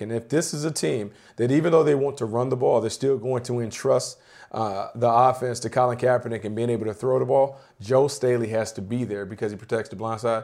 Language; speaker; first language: English; native; English